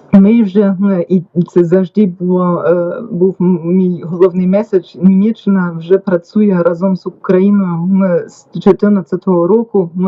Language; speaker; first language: Ukrainian; non-native, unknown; German